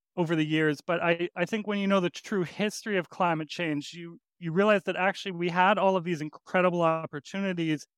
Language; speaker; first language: English; native; English